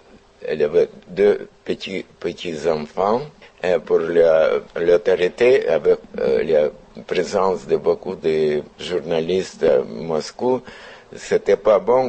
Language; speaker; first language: French; non-native, fluent; Russian